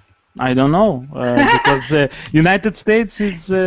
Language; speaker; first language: English; non-native, learner; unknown